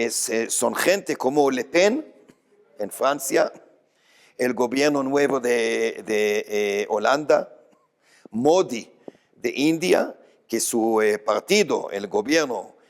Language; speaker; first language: Spanish; non-native, fluent; Hebrew